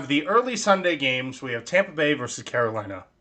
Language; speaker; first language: English; native; English